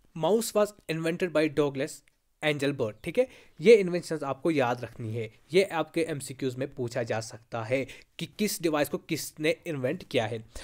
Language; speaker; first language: Hindi; non-native, local second language; Kashmiri